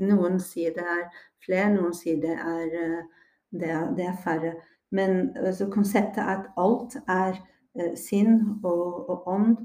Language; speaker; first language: Norwegian; non-native, fluent; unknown